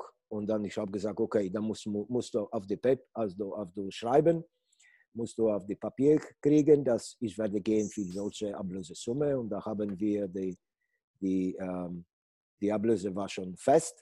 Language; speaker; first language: German; non-native, fluent; Polish